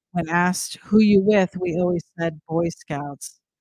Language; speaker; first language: English; native; English